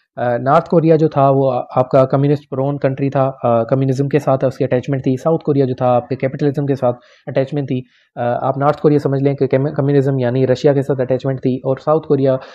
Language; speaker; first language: Urdu; non-native, local second language; Punjabi